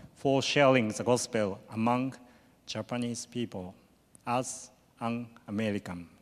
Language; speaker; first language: English; non-native, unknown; Japanese